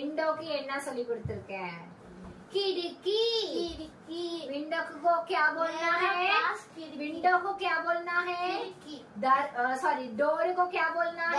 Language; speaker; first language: Hindi; non-native, local second language; Tamil